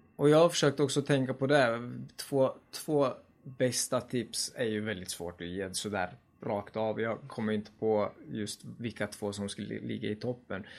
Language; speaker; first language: Swedish; early bilingual, other home language; Kurdish